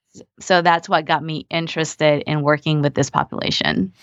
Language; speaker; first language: English; early bilingual, other home language; Vietnamese